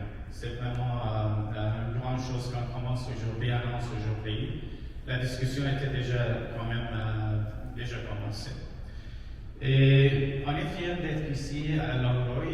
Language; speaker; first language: French; non-native, fluent; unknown